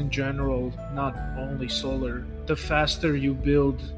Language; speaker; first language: English; non-native, fluent; Armenian